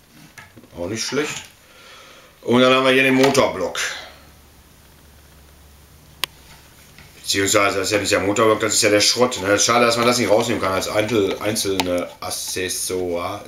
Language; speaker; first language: German; native; German